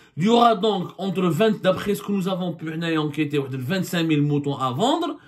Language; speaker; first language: French; non-native, local second language; Arabic